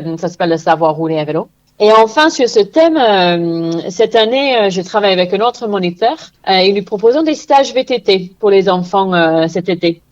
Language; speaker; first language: French; non-native, fluent; English